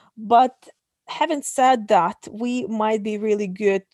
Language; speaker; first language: English; non-native, fluent; Russian